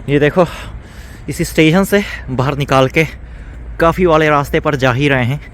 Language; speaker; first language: Hindi; native; Hindi